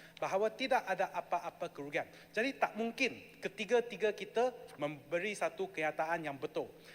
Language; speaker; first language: Malay; non-native, local second language; Chinese